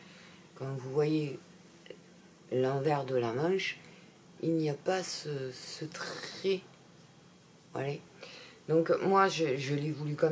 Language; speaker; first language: French; native; French